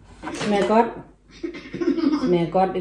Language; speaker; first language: Danish; non-native, learner; Thai